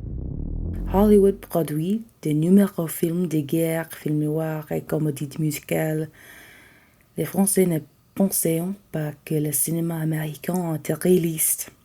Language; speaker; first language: French; non-native, learner; English